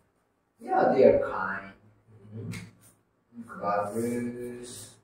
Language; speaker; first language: English; non-native, learner; Japanese